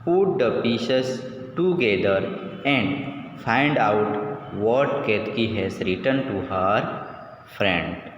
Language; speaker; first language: English; non-native, local second language; Gujarati